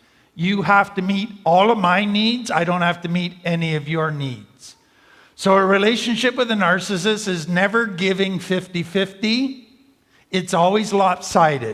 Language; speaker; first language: English; native; English